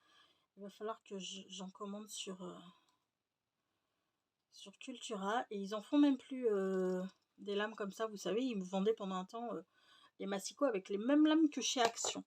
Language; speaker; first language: French; native; French